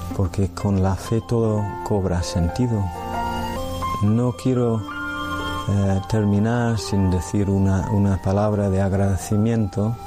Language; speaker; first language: Spanish; non-native, fluent; English